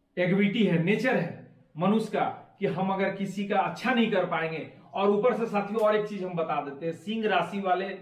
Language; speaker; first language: Hindi; native; Hindi